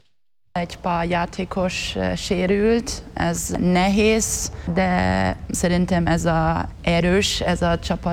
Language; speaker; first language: Hungarian; non-native, learner; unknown